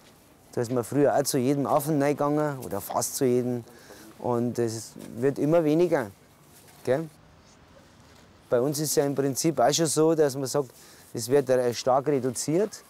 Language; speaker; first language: German; native; German